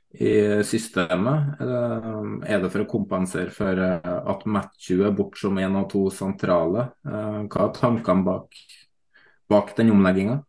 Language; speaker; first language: Norwegian; native; Norwegian